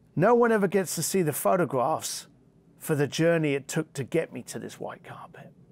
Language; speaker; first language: English; native; English